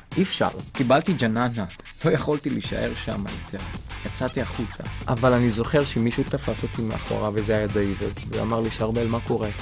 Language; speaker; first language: Hebrew; non-native, local second language; Arabic